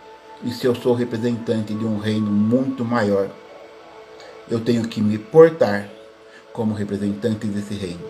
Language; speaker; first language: Portuguese; native; Portuguese